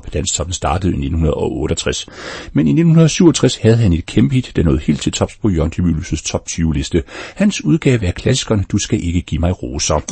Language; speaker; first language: Danish; native; Danish